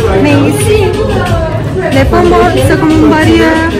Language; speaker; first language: French; non-native, learner; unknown